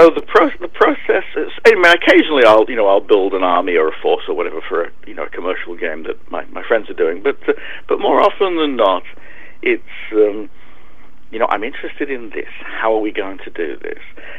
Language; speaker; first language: English; native; English